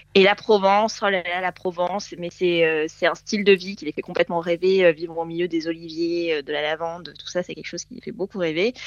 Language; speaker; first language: French; native; French